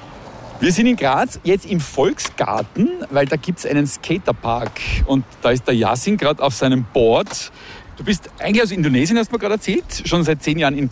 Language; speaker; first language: German; native; German